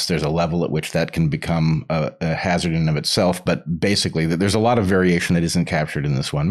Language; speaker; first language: English; native; English